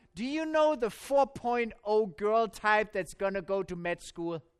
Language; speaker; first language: English; non-native, fluent; German